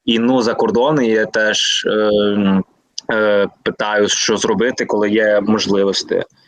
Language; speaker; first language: Ukrainian; non-native, learner; Spanish